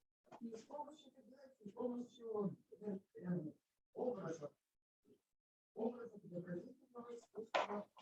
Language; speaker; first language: Russian; native; Russian